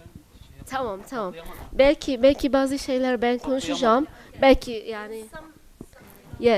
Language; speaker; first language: Turkish; non-native, learner; Arabic